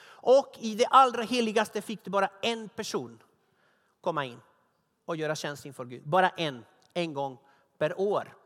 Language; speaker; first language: Swedish; non-native, fluent; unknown